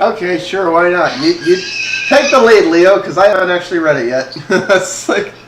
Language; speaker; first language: English; native; English